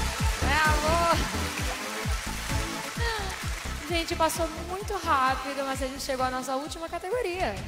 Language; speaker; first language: Portuguese; native; Portuguese